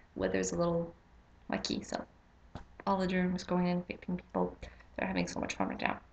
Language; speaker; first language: English; non-native, fluent; French